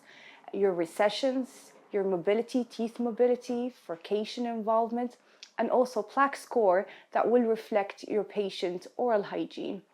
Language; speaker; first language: English; non-native, fluent; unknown